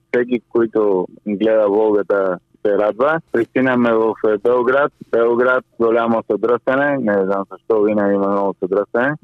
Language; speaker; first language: Bulgarian; non-native, fluent; Spanish